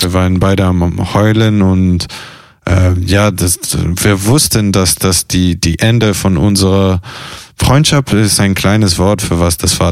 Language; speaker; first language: German; non-native, fluent; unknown